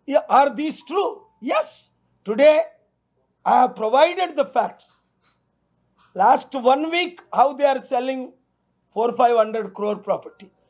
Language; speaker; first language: English; non-native, local second language; Telugu